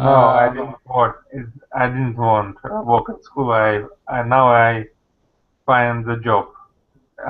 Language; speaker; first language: English; non-native, learner; Russian